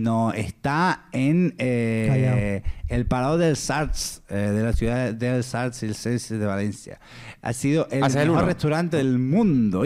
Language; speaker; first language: Spanish; native; Spanish